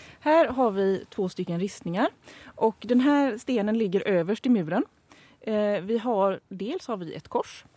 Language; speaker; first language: Swedish; native; Swedish